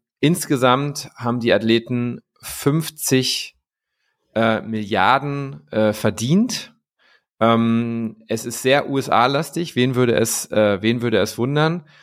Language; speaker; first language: German; native; German